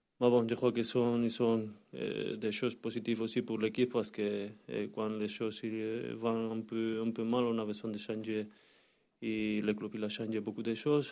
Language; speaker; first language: French; non-native, learner; Spanish